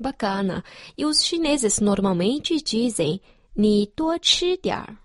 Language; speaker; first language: Portuguese; non-native, fluent; Chinese